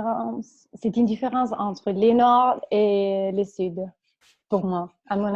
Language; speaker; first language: French; non-native, fluent; Spanish